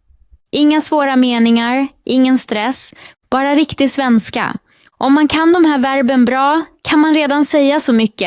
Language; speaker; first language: Swedish; non-native, fluent; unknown